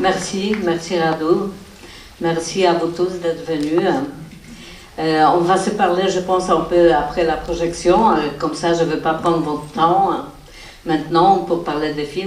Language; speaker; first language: French; non-native, fluent; Polish